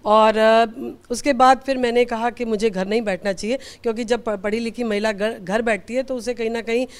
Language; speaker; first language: Hindi; native; Hindi